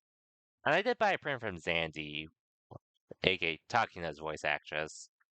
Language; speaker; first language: English; native; English